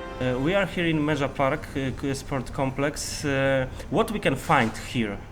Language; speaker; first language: English; non-native, learner; Polish